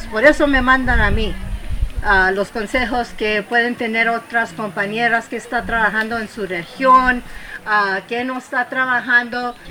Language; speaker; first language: Spanish; early bilingual, heritage; Spanish